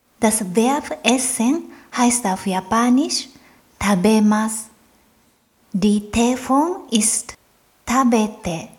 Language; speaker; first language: German; non-native, fluent; Japanese